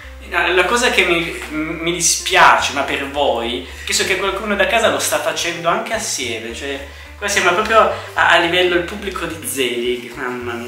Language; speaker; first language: Italian; native; Italian